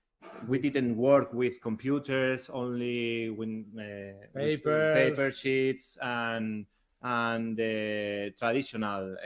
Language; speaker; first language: English; non-native, learner; Spanish